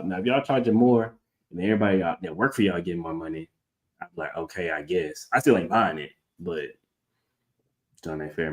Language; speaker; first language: English; native; English